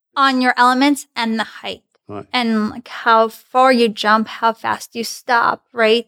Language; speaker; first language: English; non-native, fluent; Russian